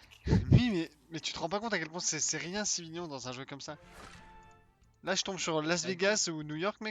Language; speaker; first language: French; native; French